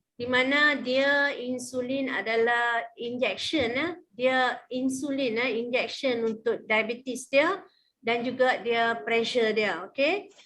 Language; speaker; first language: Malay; native; Malay